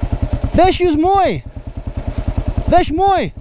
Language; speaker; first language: Polish; early bilingual, heritage; Polish